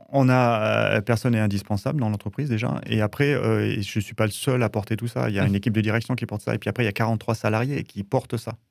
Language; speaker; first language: French; native; French